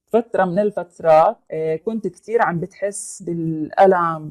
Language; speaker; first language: Arabic; native; Arabic